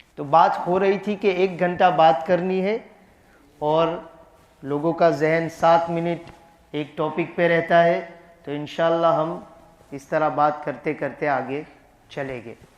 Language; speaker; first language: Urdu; non-native, fluent; Gujarati